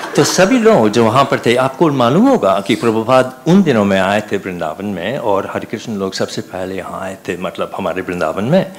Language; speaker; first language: Hindi; non-native, fluent; English